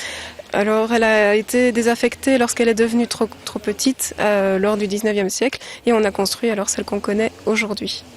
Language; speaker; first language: French; native; French